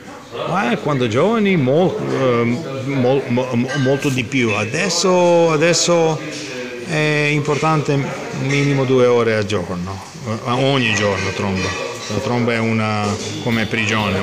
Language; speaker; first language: Italian; non-native, learner; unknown